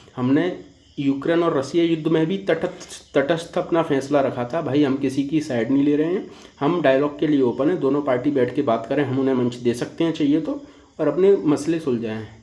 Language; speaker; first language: Hindi; native; Hindi